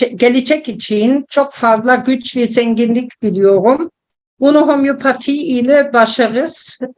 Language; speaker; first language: Turkish; non-native, learner; German